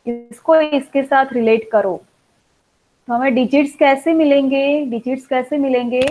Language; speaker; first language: Hindi; non-native, local second language; Gujarati